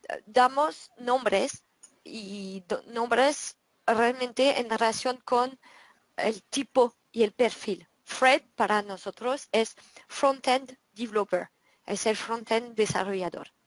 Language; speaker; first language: Spanish; non-native, fluent; French